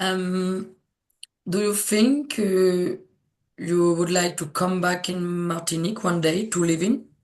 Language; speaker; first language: English; non-native, learner; French